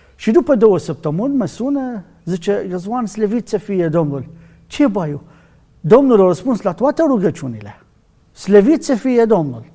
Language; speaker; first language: Romanian; non-native, learner; Arabic